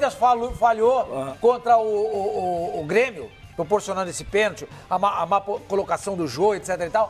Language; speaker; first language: Portuguese; native; Portuguese